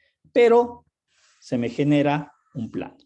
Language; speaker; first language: Spanish; native; Spanish